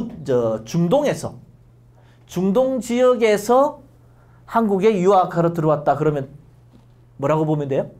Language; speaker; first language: Korean; native; Korean